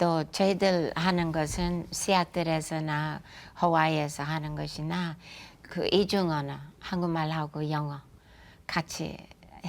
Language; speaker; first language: Korean; non-native, fluent; English